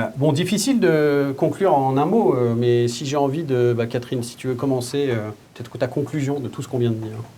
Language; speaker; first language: French; native; French